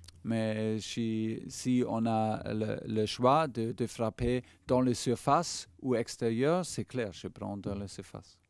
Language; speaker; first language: French; non-native, fluent; German